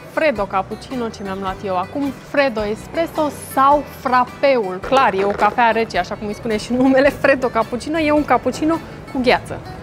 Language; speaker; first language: Romanian; native; Romanian